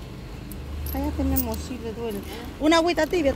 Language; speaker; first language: Spanish; native; Spanish